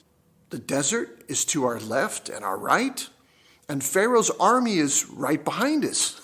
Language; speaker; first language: English; native; English